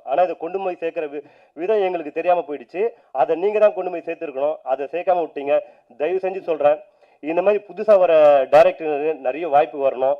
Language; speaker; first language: Tamil; native; Tamil